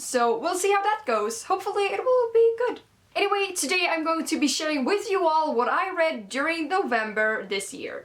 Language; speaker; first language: English; non-native, fluent; Swedish